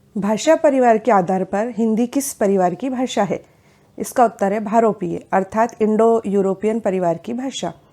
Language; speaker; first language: Hindi; native; Hindi